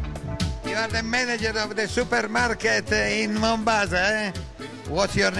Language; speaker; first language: English; non-native, learner; Italian